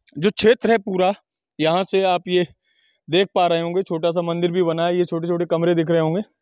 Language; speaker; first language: Hindi; native; Hindi